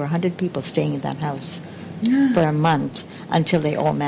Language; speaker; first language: English; non-native, local second language; Sindhi